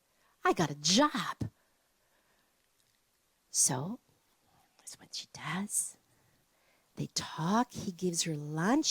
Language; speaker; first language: English; native; English